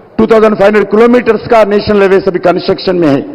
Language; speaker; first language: Hindi; non-native, local second language; Telugu